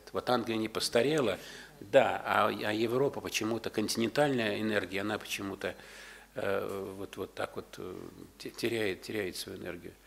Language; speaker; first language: Russian; native; Russian